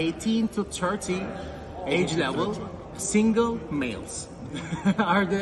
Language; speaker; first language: English; non-native, learner; Turkish